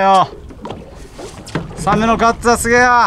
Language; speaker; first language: Japanese; native; Japanese